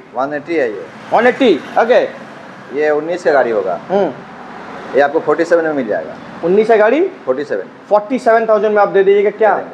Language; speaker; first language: Hindi; non-native, local second language; Bangla